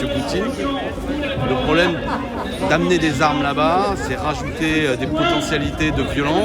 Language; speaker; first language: French; native; French